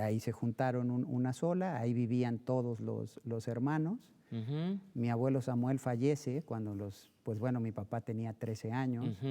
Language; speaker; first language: Spanish; native; Spanish